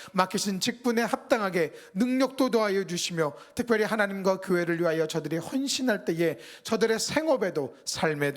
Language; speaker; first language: Korean; native; Korean